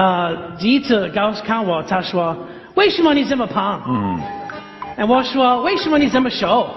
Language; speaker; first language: Chinese; non-native, learner; English